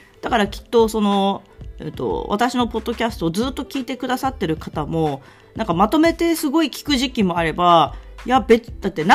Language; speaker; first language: Japanese; native; Japanese